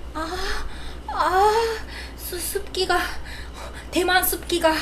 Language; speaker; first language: Korean; non-native, fluent; Chinese